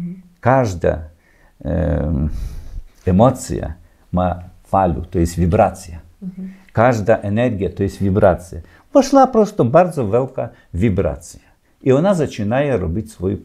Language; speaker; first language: Polish; non-native, learner; Ukrainian